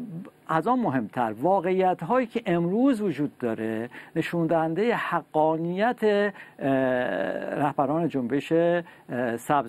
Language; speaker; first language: Persian; native; Persian